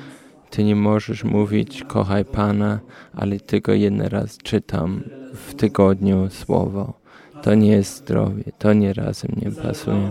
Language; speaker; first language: Polish; early bilingual, heritage; Polish